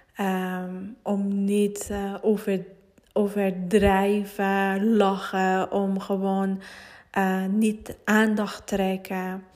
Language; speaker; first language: Dutch; non-native, fluent; Persian